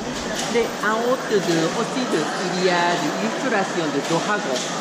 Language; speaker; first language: French; non-native, learner; Japanese